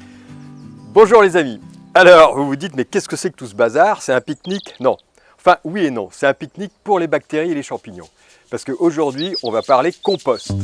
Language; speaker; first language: French; native; French